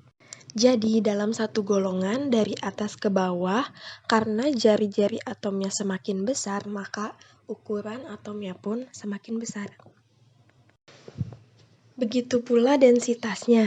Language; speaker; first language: Indonesian; native; Indonesian